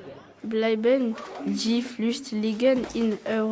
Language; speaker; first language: German; non-native, learner; French